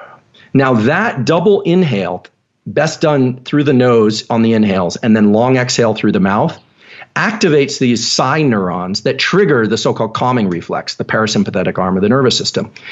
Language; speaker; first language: English; native; English